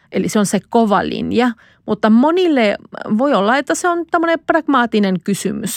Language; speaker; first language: Finnish; non-native, fluent; Spanish